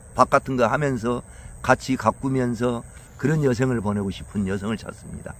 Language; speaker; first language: Korean; native; Korean